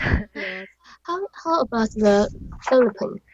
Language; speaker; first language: English; non-native, learner; Chinese